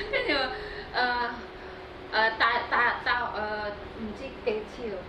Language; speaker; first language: Chinese; non-native, learner; Indonesian